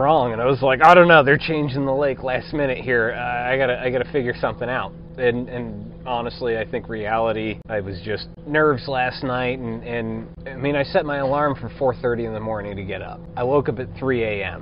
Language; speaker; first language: English; native; English